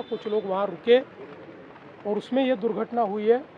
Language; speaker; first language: Hindi; non-native, local second language; Marathi